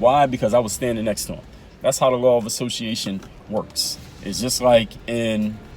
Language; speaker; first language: English; native; English